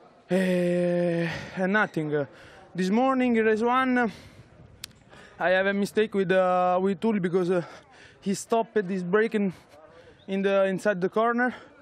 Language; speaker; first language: English; non-native, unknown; Italian